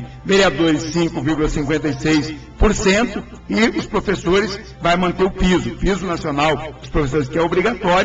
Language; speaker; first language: Portuguese; native; Portuguese